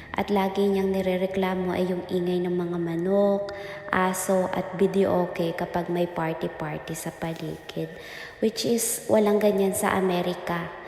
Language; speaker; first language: Filipino; native; Filipino